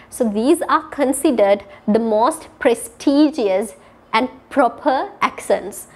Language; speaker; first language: English; non-native, local second language; Sinhala